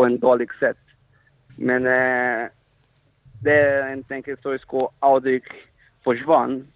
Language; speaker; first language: Swedish; non-native, fluent; Portuguese